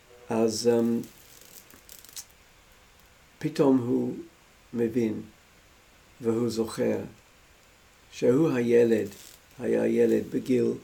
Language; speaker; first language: Hebrew; non-native, fluent; English